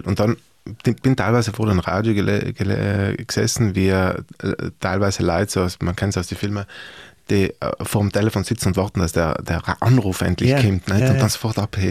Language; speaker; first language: German; native; German